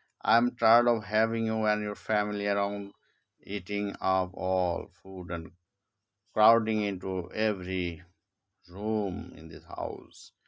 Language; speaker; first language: English; non-native, local second language; Bangla